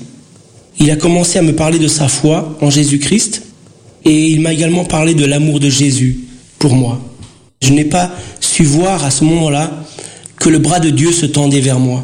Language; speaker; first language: French; early bilingual, other home language; Portuguese